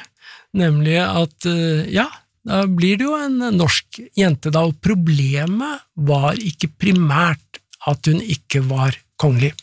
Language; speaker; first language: Norwegian; native; Norwegian